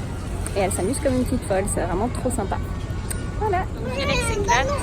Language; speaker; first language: French; native; French